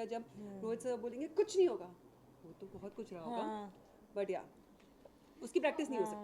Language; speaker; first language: Hindi; native; Hindi